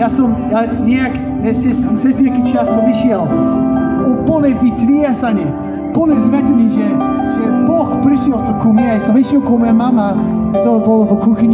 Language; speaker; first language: Slovak; non-native, learner; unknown